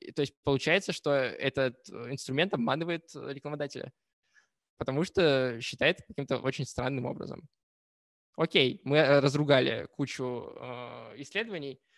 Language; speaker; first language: Russian; native; Russian